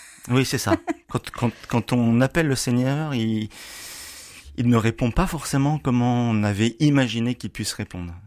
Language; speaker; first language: French; native; French